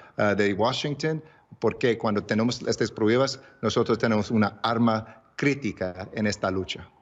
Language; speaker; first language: Spanish; early bilingual, heritage; English